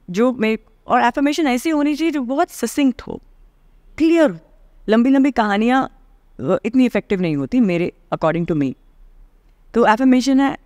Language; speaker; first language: Hindi; native; Hindi